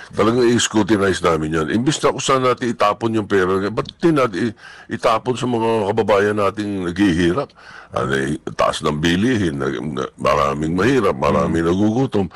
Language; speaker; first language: Filipino; native; Filipino